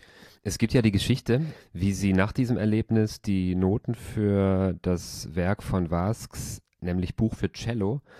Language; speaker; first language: German; native; German